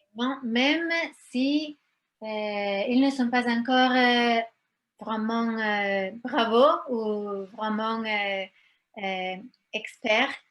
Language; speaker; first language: French; non-native, fluent; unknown